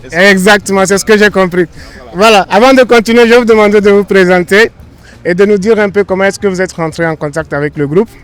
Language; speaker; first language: French; non-native, local second language; Wolof